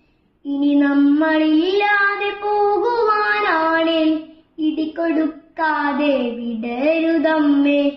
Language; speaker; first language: Malayalam; native; Malayalam